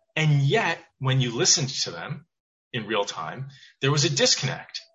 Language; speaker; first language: English; native; English